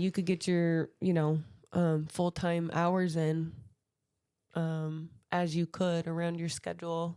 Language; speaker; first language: English; native; English